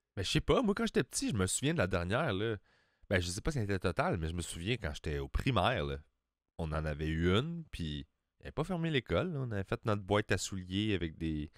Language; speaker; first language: French; native; French